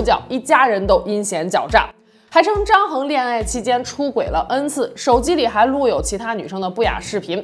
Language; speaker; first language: Chinese; native; Chinese